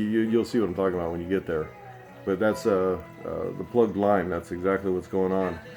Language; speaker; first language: English; native; English